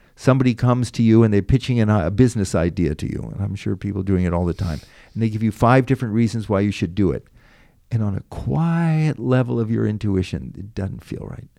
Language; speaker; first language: English; native; English